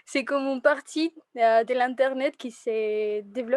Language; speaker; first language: French; non-native, fluent; Spanish